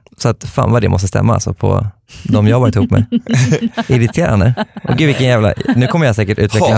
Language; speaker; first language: Swedish; native; Swedish